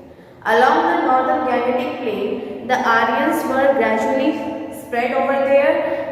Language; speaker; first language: English; non-native, local second language; Hindi